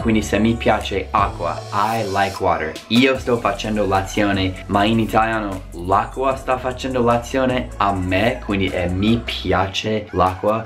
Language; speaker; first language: Italian; non-native, fluent; English